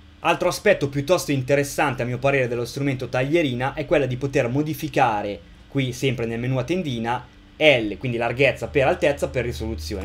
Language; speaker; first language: Italian; native; Italian